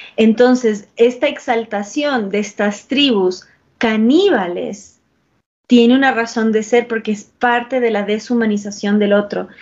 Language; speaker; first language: Spanish; early bilingual, heritage; English